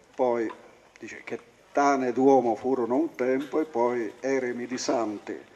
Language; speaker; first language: Italian; non-native, local second language; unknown